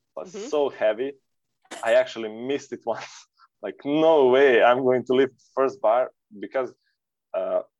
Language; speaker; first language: English; non-native, fluent; Serbian